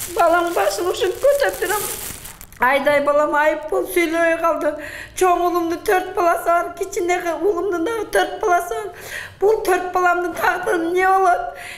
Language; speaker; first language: Kyrgyz; native; Kyrgyz